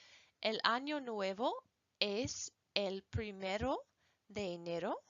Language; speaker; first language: Spanish; non-native, fluent; English